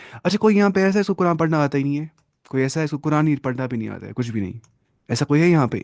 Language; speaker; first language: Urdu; non-native, local second language; Kashmiri